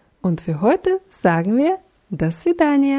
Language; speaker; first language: German; non-native, fluent; Russian